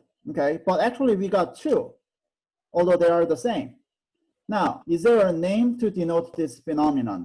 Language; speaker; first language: English; non-native, fluent; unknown